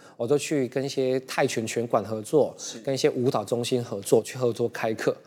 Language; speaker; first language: Chinese; non-native, local second language; Cantonese